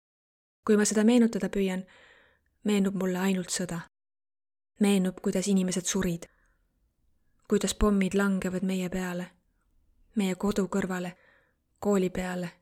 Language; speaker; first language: Estonian; non-native, learner; Arabic